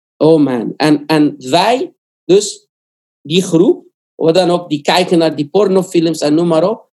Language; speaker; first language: Dutch; non-native, fluent; Korean